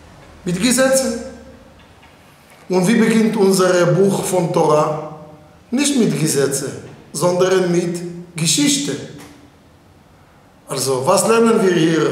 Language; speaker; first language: German; non-native, fluent; Hebrew